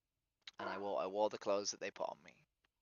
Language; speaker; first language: English; native; English